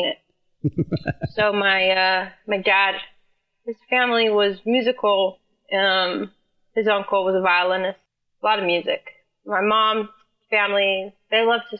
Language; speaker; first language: English; native; English